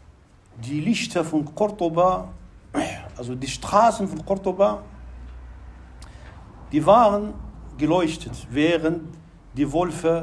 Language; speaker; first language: German; non-native, fluent; Arabic